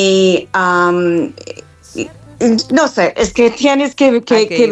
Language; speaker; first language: Spanish; non-native, fluent; English